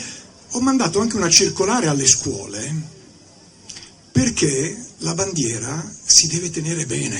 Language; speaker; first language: Italian; native; Italian